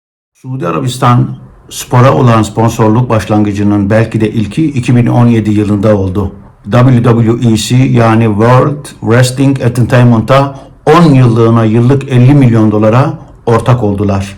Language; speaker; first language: Turkish; native; Turkish